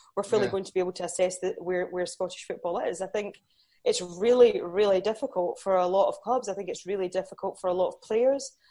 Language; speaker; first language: English; native; English